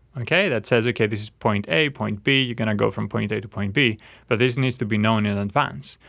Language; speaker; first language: English; non-native, fluent; Greek